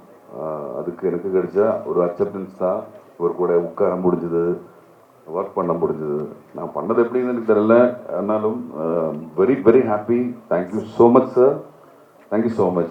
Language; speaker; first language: Tamil; non-native, learner; Malayalam